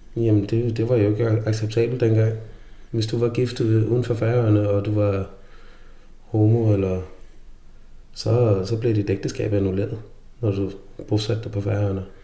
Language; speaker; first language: Danish; early bilingual, other home language; Faroese